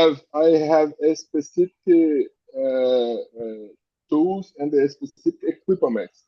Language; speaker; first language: English; non-native, learner; Portuguese